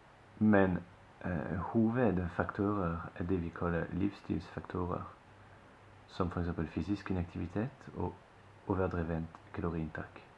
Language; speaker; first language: Norwegian; non-native, fluent; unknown